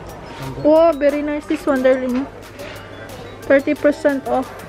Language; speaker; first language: English; non-native, learner; Filipino